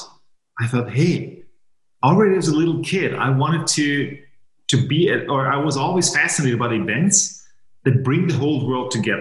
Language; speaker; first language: English; non-native, fluent; German